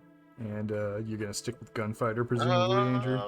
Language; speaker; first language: English; native; English